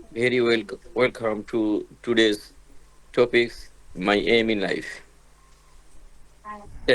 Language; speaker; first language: English; non-native, learner; Bangla